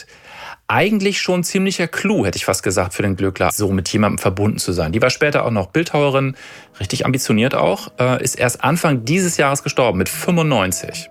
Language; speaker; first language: German; native; German